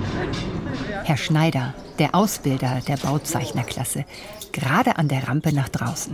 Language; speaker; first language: German; native; German